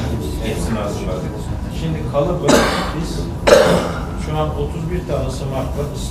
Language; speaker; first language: Russian; non-native, learner; Turkish